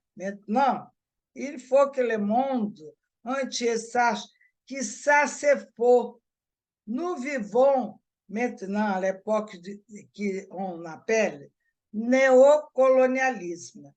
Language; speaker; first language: French; non-native, learner; Portuguese